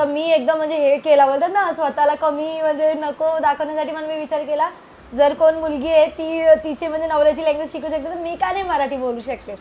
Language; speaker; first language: Marathi; non-native, fluent; Hindi